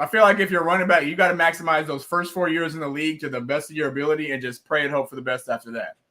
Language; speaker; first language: English; native; English